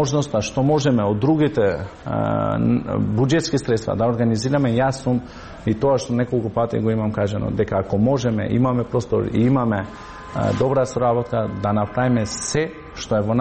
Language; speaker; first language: Macedonian; non-native, local second language; Albanian